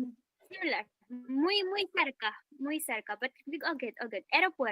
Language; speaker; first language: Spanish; non-native, fluent; English